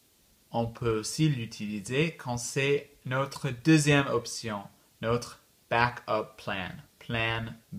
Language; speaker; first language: French; non-native, fluent; English